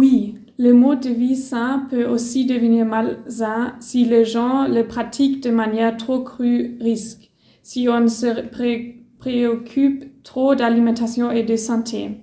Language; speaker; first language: French; non-native, learner; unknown